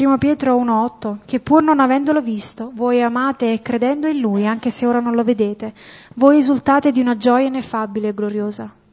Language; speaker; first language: Italian; native; Italian